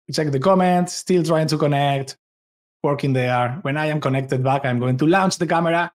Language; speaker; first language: English; non-native, fluent; Spanish